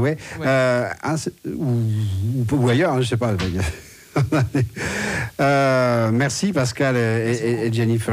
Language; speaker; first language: French; native; French